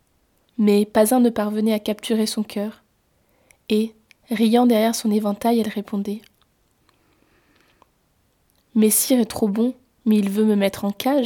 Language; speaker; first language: French; native; French